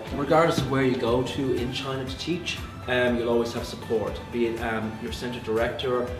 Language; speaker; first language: English; native; English